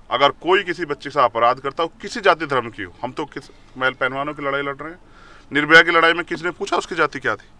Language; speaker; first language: Hindi; native; Hindi